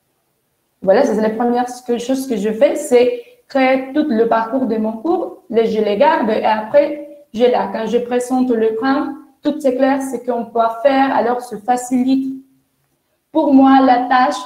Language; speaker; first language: French; non-native, fluent; Spanish